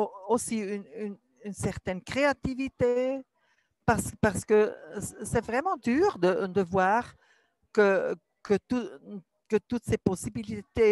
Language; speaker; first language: French; non-native, local second language; German